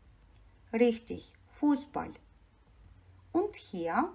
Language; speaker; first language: German; non-native, fluent; Ukrainian